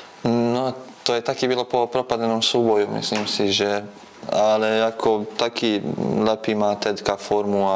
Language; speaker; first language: Czech; non-native, fluent; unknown